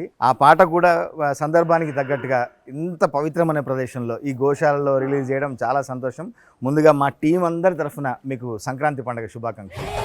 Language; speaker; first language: Telugu; native; Telugu